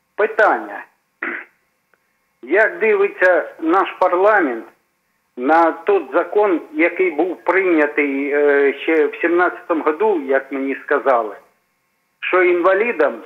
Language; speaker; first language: Ukrainian; non-native, local second language; Russian